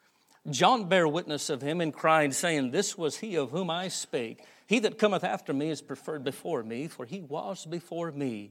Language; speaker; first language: English; native; English